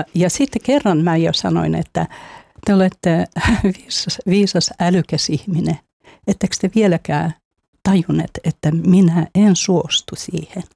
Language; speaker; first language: Finnish; non-native, fluent; Russian